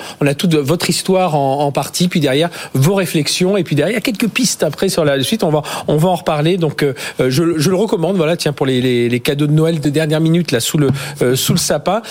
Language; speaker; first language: French; native; French